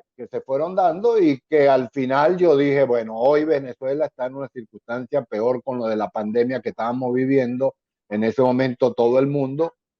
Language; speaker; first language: Spanish; native; Spanish